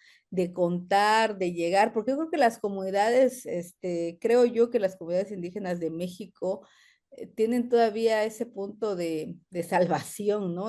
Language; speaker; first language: Spanish; native; Spanish